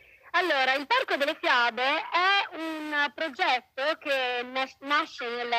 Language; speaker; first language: Italian; native; Italian